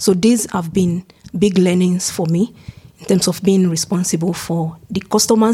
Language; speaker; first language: English; non-native, local second language; Yoruba